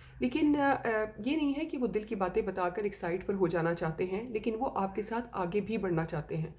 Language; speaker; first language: Hindi; native; Hindi